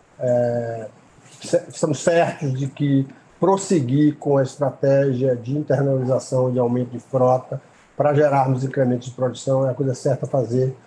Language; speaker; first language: Portuguese; native; Portuguese